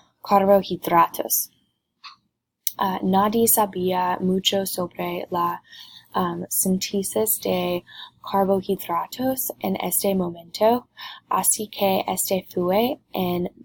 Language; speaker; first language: Spanish; non-native, learner; English